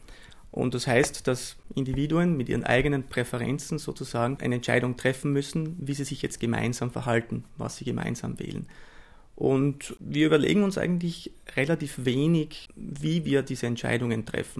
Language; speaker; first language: German; native; German